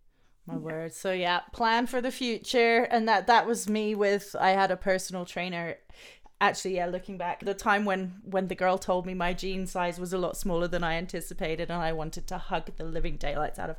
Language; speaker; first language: English; native; English